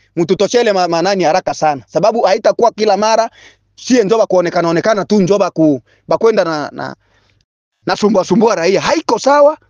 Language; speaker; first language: Swahili; non-native, local second language; Bembe